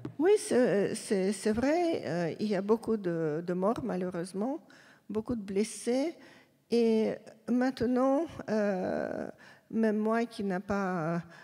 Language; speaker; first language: French; non-native, fluent; Russian